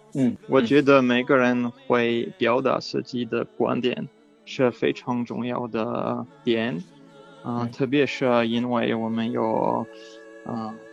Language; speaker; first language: Chinese; non-native, learner; French